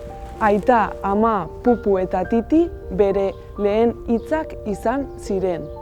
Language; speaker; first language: Basque; non-native, local second language; Spanish